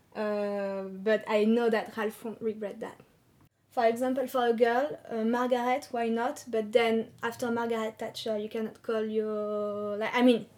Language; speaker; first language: English; non-native, fluent; French